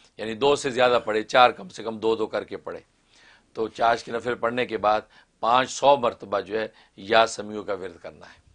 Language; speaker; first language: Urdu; non-native, local second language; Kashmiri